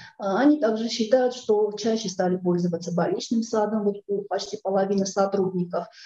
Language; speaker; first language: Russian; non-native, local second language; Armenian